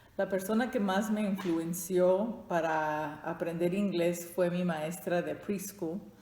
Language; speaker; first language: Spanish; early bilingual, heritage; Spanish